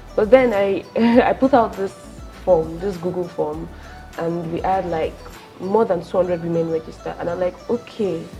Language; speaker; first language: English; non-native, local second language; Yoruba